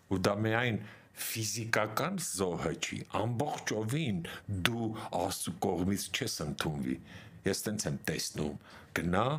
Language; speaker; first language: Armenian; native; Armenian